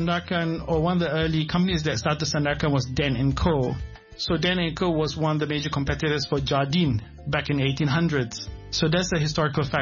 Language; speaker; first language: English; non-native, local second language; Malay